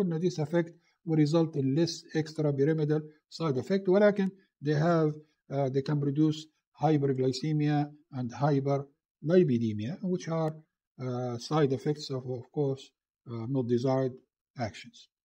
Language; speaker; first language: English; non-native, fluent; Arabic